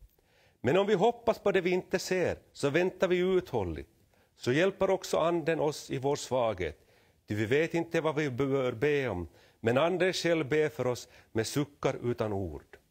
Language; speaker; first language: Swedish; native; Swedish